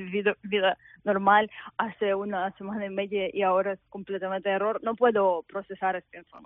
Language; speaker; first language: Spanish; non-native, fluent; Ukrainian